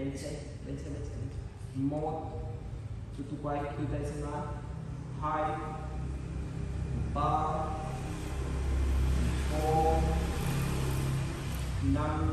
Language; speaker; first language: Vietnamese; non-native, learner; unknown